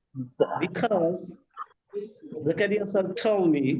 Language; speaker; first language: English; non-native, learner; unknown